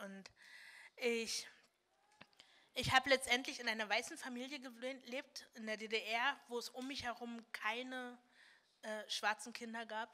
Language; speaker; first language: German; early bilingual, other home language; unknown